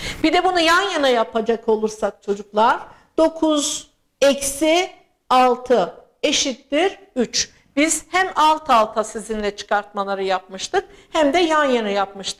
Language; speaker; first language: Turkish; native; Turkish